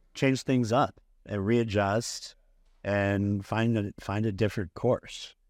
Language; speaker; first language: English; native; English